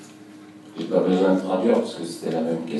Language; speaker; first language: French; native; French